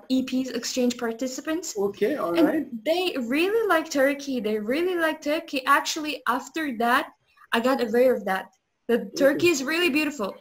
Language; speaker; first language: English; non-native, learner; Azerbaijani